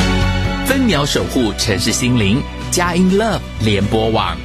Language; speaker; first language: Chinese; native; Chinese